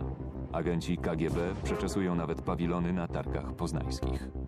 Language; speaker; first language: Polish; native; Polish